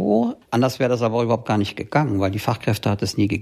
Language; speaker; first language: German; native; German